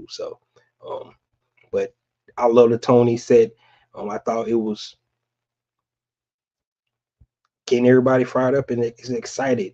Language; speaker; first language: English; native; English